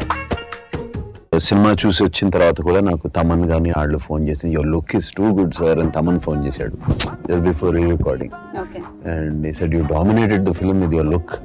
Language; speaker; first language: Telugu; native; Telugu